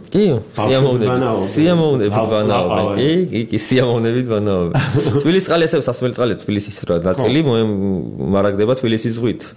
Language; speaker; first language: Georgian; native; Georgian